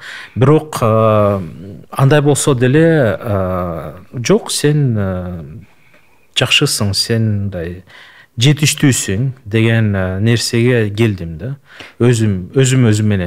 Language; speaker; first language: Kyrgyz; non-native, local second language; Russian